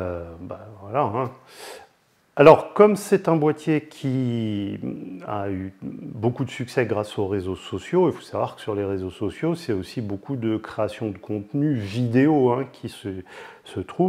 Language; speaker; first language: French; native; French